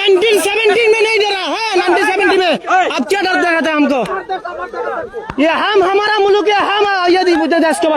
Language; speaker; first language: Hindi; non-native, learner; Bangla